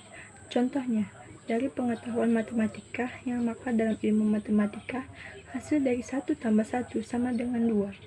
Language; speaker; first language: Indonesian; native; Indonesian